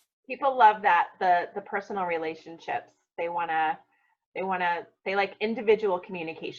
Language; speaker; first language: English; native; English